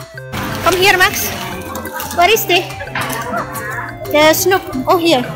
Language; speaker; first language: Dutch; non-native, local second language; Indonesian